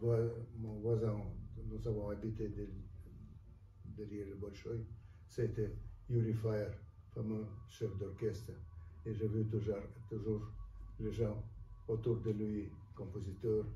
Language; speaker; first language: French; non-native, fluent; Russian